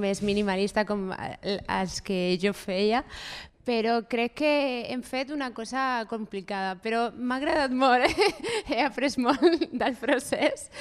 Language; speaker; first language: Catalan; non-native, fluent; Spanish